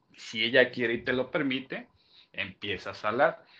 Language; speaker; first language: Spanish; native; Spanish